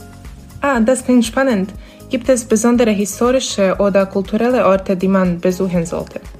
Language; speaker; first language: German; non-native, learner; Bosnian